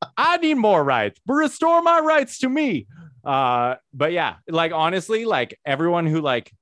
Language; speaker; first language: English; native; English